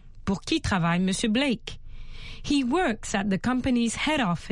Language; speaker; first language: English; non-native, fluent; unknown